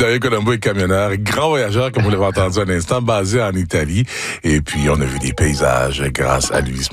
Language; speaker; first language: French; native; French